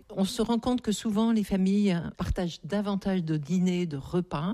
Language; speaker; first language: French; native; French